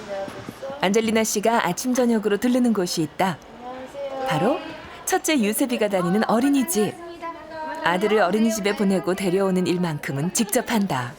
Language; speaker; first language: Korean; native; Korean